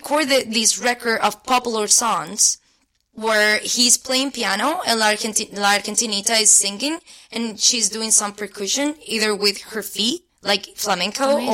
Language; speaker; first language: English; non-native, fluent; Spanish